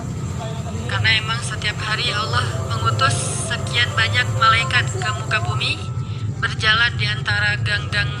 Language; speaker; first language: Indonesian; native; Indonesian